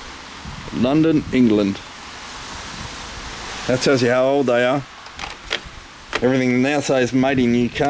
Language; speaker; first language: English; native; English